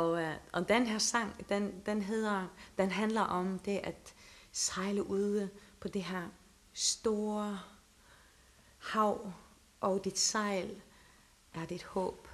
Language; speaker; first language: Danish; non-native, local second language; Faroese